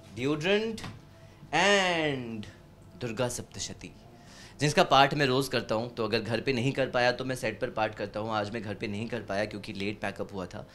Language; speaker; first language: Hindi; native; Hindi